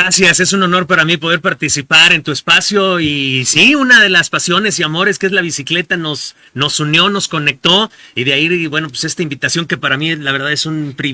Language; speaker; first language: Spanish; native; Spanish